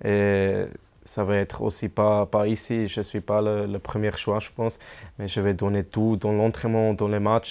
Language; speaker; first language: French; non-native, local second language; German